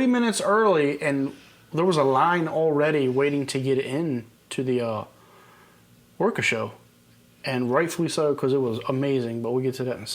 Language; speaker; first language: English; native; English